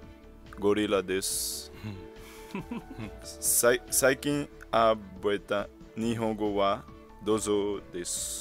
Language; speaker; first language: Japanese; non-native, learner; Portuguese